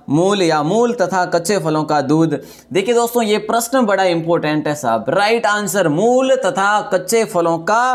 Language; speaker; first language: Hindi; native; Hindi